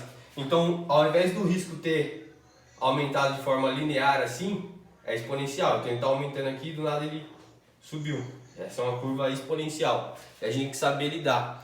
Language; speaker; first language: Portuguese; native; Portuguese